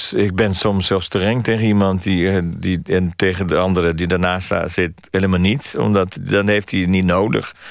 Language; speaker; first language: Dutch; non-native, fluent; Portuguese